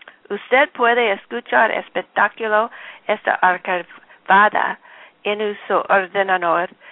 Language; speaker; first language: Spanish; non-native, learner; English